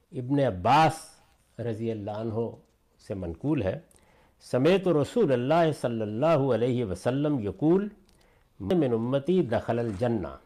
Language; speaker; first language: Urdu; non-native, local second language; Punjabi